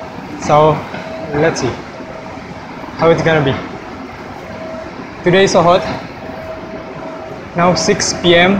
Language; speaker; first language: English; non-native, fluent; Indonesian